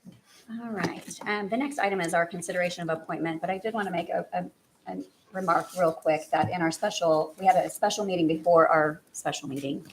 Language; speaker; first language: English; native; English